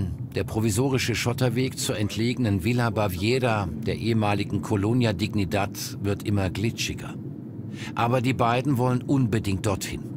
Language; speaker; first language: German; native; German